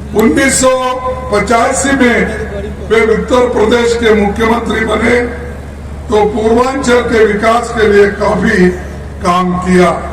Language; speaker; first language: Hindi; non-native, local second language; Kannada